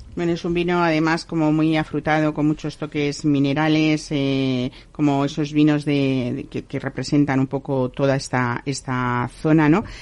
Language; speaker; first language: Spanish; native; Spanish